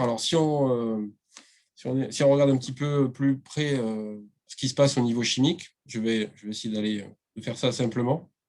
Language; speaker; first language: French; native; French